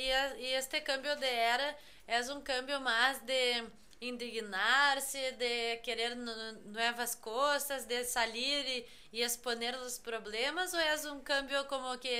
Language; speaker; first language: Spanish; non-native, fluent; Portuguese